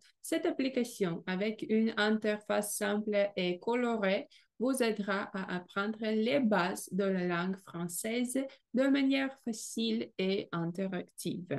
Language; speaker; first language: French; non-native, fluent; Russian